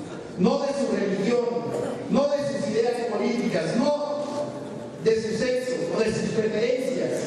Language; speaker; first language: Spanish; native; Spanish